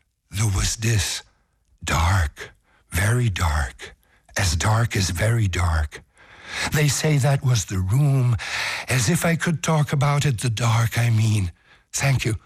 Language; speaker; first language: English; early bilingual, other home language; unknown